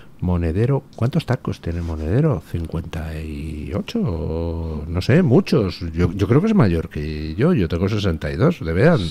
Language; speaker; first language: Spanish; native; Spanish